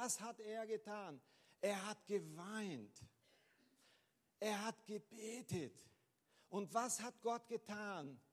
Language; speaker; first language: German; non-native, fluent; Portuguese